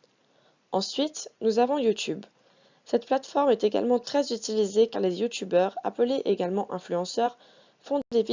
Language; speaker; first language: French; native; French